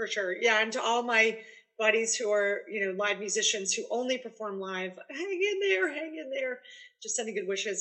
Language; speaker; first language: English; native; English